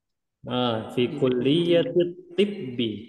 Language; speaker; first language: Arabic; non-native, fluent; Indonesian